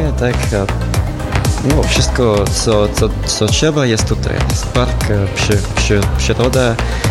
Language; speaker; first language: Polish; non-native, learner; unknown